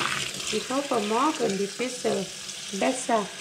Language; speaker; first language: German; non-native, learner; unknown